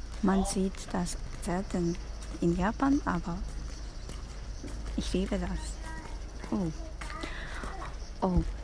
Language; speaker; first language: German; non-native, learner; Japanese